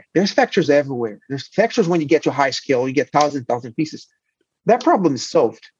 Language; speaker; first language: English; non-native, fluent; Portuguese